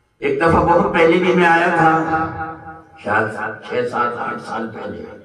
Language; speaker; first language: Urdu; native; Urdu